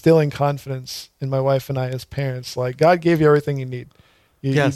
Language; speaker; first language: English; native; English